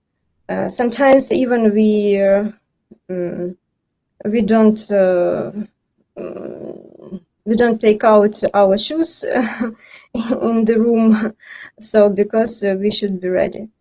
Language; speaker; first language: English; non-native, learner; Ukrainian